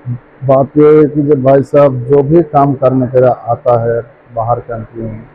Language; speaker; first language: Hindi; non-native, fluent; Bangla